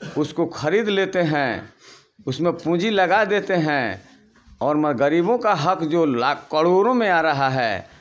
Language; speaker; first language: Hindi; native; Hindi